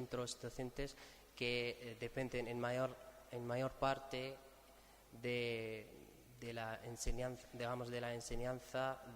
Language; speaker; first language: Spanish; non-native, fluent; Arabic